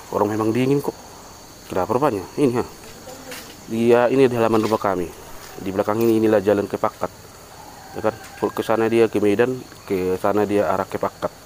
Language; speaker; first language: Indonesian; native; Indonesian